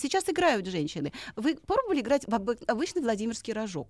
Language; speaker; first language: Russian; native; Russian